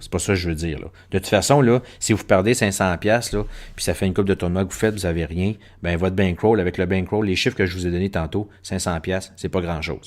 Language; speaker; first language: French; native; French